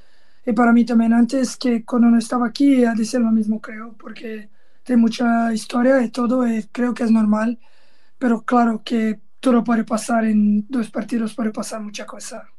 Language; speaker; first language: Spanish; non-native, learner; Portuguese